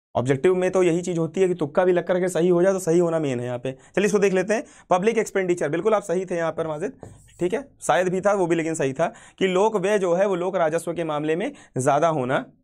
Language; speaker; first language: Hindi; native; Hindi